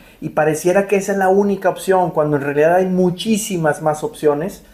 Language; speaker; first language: Spanish; native; Spanish